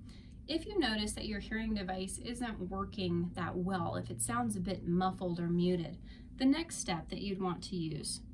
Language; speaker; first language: English; native; English